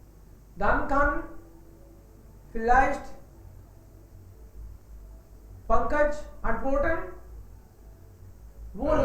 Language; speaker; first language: German; non-native, fluent; Hindi